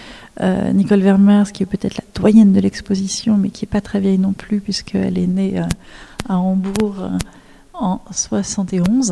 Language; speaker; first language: French; native; French